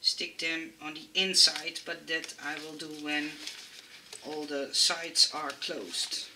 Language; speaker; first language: English; non-native, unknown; Dutch